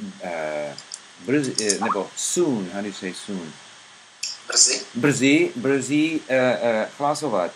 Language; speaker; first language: Czech; non-native, learner; English